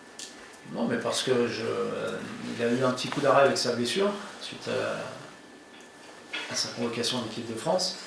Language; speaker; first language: French; native; French